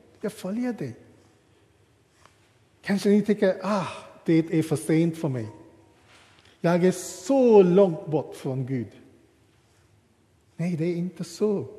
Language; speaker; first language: Swedish; non-native, fluent; English